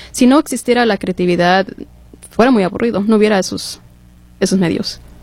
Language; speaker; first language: Spanish; early bilingual, heritage; English